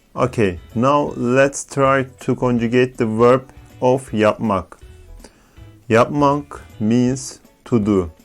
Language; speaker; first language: English; non-native, fluent; Turkish